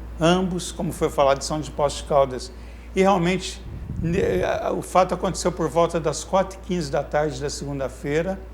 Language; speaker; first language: Portuguese; native; Portuguese